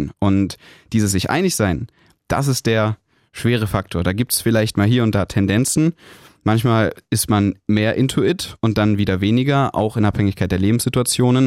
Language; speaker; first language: German; native; German